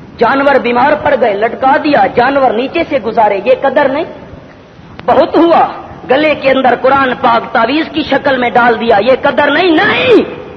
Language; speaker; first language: Urdu; non-native, local second language; Punjabi